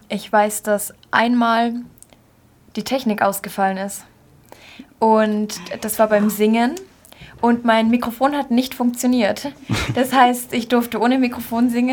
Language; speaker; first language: German; native; German